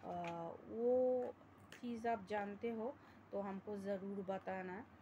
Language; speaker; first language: Hindi; non-native, local second language; Bangla